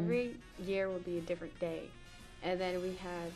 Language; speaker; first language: English; early bilingual, other home language; Vietnamese